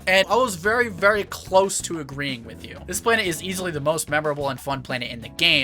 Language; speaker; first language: English; native; English